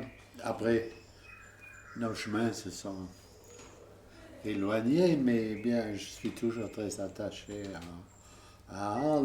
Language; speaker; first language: French; non-native, fluent; German